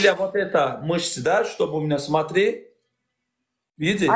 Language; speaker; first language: Russian; non-native, learner; Azerbaijani